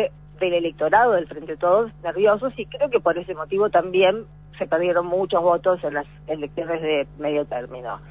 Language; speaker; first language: Spanish; native; Spanish